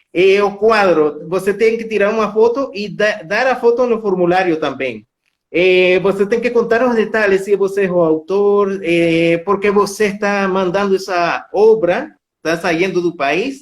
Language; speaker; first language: Portuguese; non-native, fluent; Spanish